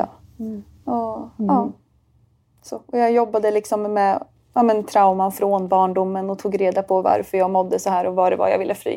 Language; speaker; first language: Swedish; native; Swedish